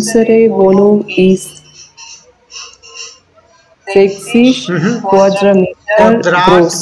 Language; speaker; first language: German; non-native, learner; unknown